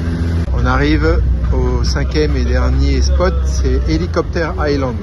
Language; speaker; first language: French; native; French